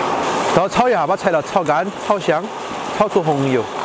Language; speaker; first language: Chinese; native; Chinese